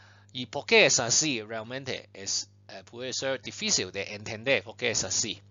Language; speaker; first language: Spanish; non-native, fluent; Chinese